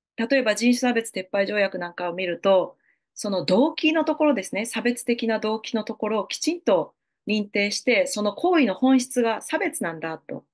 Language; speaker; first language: Japanese; native; Japanese